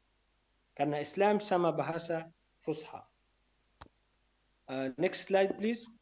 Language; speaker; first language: Indonesian; non-native, learner; Arabic